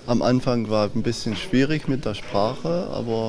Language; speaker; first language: German; non-native, fluent; Arabic